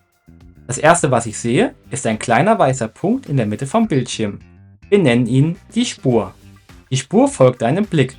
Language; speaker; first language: German; native; German